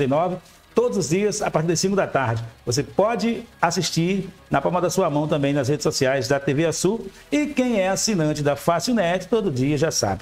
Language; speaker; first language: Portuguese; native; Portuguese